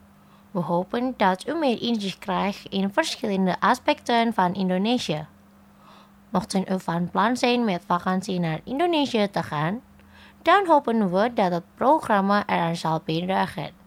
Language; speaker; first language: Dutch; non-native, learner; Indonesian